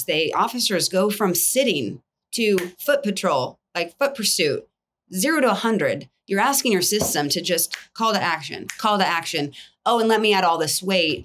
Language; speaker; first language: English; native; English